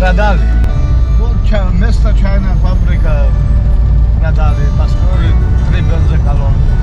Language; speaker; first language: Russian; non-native, learner; Georgian